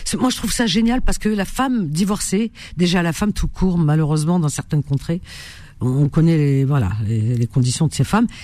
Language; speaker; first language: French; early bilingual, other home language; Arabic